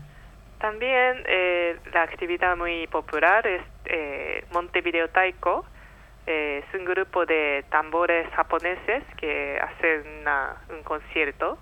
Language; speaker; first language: Spanish; non-native, fluent; Japanese